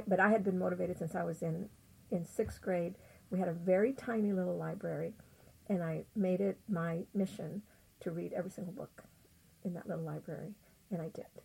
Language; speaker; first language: English; native; English